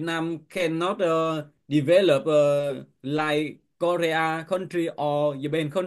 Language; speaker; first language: English; non-native, learner; Vietnamese